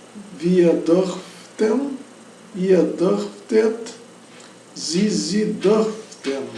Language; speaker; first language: German; non-native, learner; Portuguese